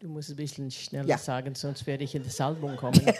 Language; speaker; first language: German; non-native, fluent; English